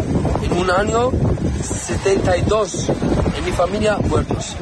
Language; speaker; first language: Spanish; non-native, learner; Arabic